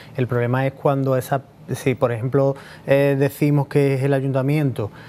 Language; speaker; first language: Spanish; native; Spanish